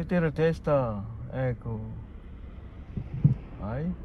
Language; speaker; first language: Italian; non-native, learner; Filipino